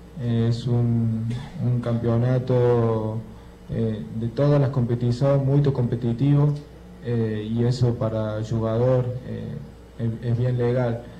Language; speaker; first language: Portuguese; non-native, learner; Spanish